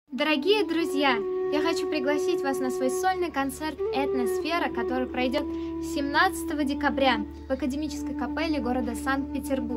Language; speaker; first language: Russian; non-native, local second language; Tatar